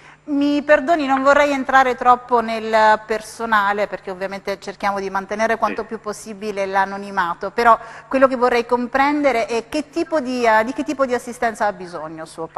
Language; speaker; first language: Italian; native; Italian